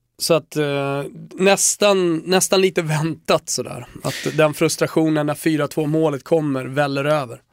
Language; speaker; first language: Swedish; native; Swedish